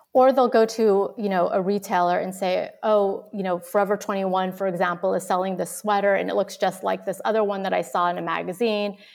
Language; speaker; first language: English; early bilingual, other home language; Vietnamese